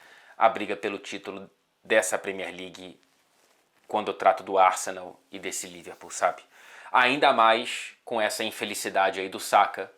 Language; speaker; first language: Portuguese; native; Portuguese